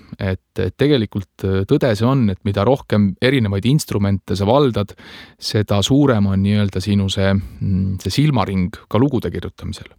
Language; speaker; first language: Estonian; native; Estonian